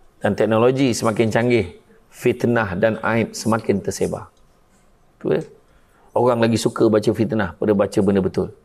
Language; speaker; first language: Malay; native; Malay